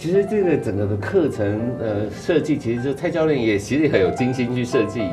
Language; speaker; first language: Chinese; native; Chinese